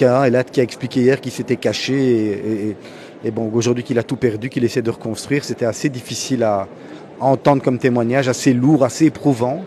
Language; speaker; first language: French; native; French